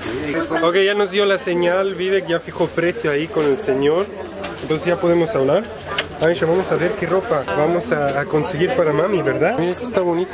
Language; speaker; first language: Spanish; native; Spanish